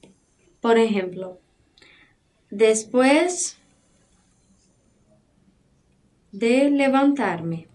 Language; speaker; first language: Spanish; non-native, fluent; Portuguese